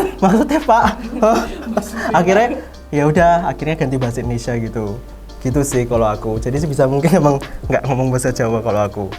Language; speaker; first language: Indonesian; native; Indonesian